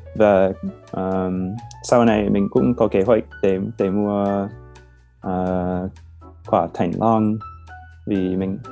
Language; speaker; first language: Vietnamese; non-native, fluent; English